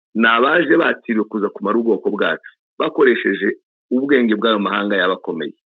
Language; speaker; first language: Kinyarwanda; native; Kinyarwanda